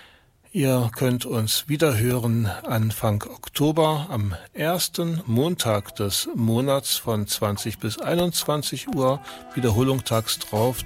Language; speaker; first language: German; native; German